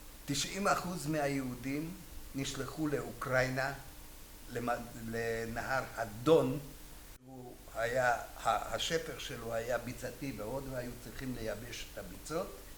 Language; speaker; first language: Hebrew; non-native, fluent; Hungarian